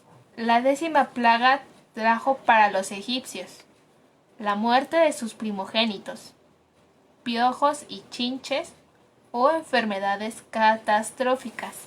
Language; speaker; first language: Spanish; native; Spanish